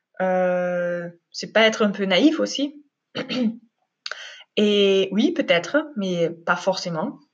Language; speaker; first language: French; non-native, fluent; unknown